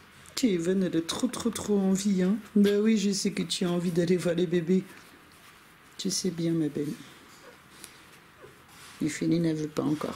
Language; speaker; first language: French; native; French